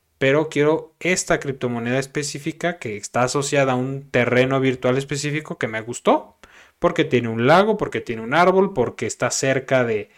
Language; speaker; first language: Spanish; native; Spanish